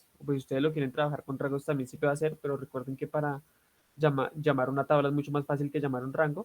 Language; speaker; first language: Spanish; native; Spanish